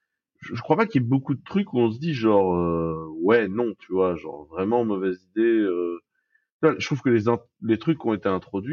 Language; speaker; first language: French; native; French